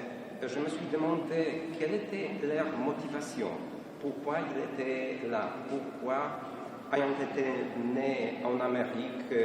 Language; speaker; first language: French; non-native, fluent; Polish